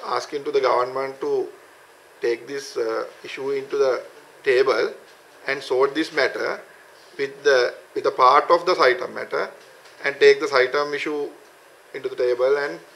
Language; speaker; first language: English; non-native, local second language; Sinhala